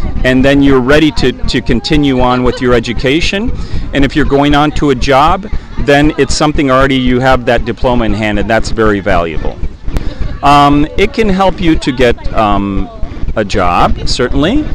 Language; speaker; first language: English; native; English